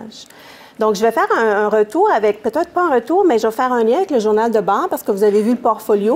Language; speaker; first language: French; native; French